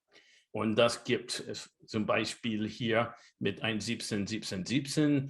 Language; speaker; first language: German; non-native, learner; English